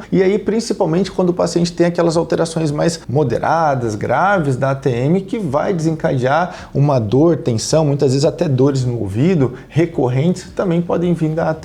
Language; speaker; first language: Portuguese; native; Portuguese